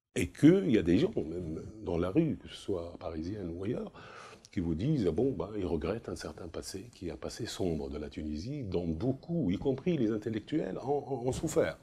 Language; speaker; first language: French; non-native, local second language; Arabic